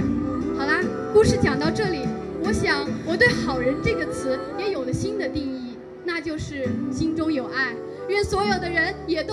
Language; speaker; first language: Chinese; native; Chinese